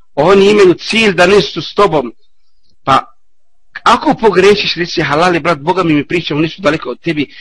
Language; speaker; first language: Bosnian; non-native, learner; Arabic